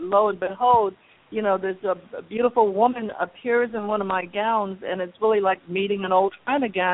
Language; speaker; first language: English; native; English